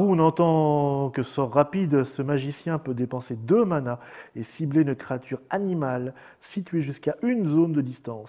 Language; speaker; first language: French; native; French